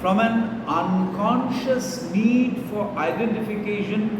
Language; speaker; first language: English; non-native, local second language; Bangla